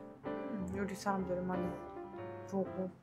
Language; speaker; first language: Korean; non-native, learner; Russian